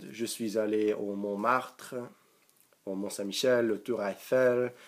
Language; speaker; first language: French; non-native, learner; English